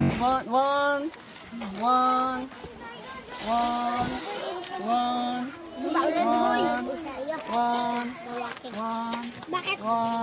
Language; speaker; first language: English; non-native, learner; Korean